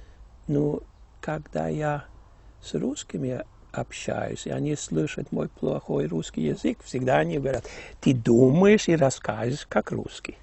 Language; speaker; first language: Russian; early bilingual, heritage; Russian